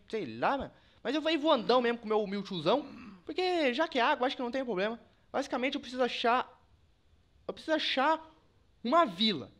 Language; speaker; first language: Portuguese; native; Portuguese